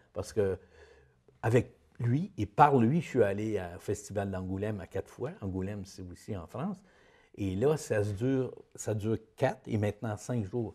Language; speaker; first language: French; native; French